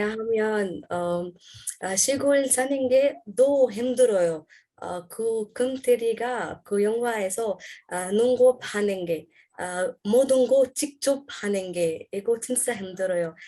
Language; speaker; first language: Korean; non-native, learner; Arabic